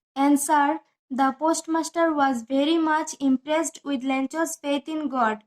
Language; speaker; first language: English; non-native, local second language; Assamese